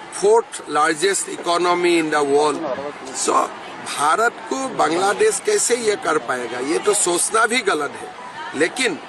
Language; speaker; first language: Hindi; non-native, local second language; Assamese